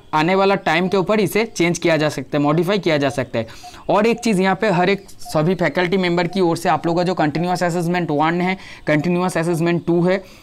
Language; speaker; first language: Hindi; non-native, local second language; Bangla